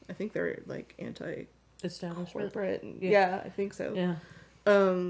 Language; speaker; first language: English; native; English